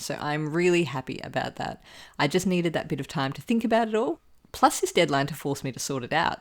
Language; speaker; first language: English; native; English